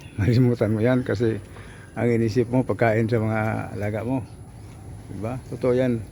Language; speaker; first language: Filipino; non-native, local second language; Cebuano